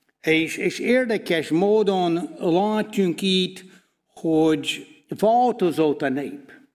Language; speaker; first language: Hungarian; non-native, fluent; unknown